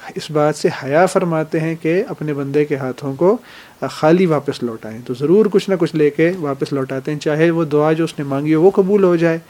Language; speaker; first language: Urdu; native; Urdu